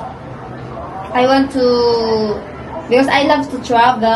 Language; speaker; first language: English; non-native, learner; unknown